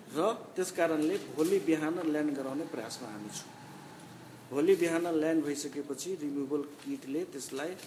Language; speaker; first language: Nepali; non-native, local second language; Maithili